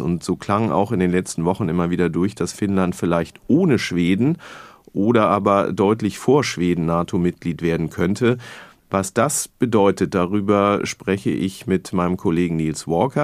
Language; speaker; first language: German; native; German